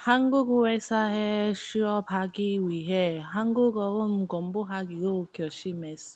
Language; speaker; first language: Korean; non-native, learner; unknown